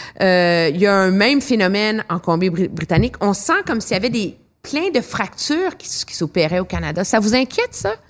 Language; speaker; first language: French; native; French